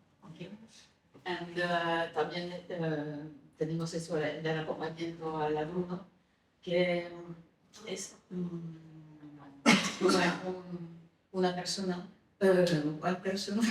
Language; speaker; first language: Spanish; non-native, learner; French